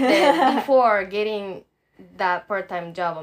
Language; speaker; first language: English; non-native, fluent; Japanese